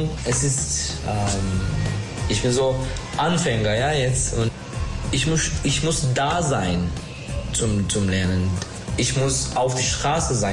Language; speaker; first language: German; non-native, learner; Turkish